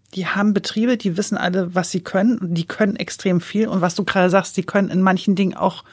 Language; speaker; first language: German; native; German